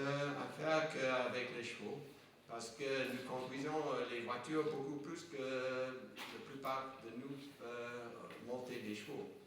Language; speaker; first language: French; non-native, fluent; English